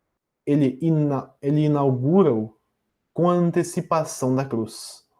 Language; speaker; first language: Portuguese; native; Portuguese